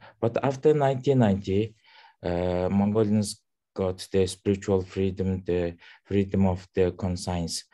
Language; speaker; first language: English; non-native, learner; Mongolian